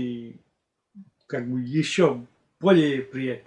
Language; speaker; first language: Russian; native; Russian